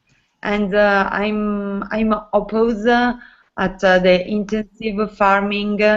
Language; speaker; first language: English; non-native, learner; Italian